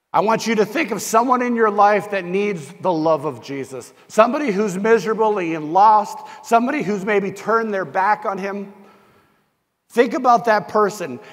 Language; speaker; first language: English; native; English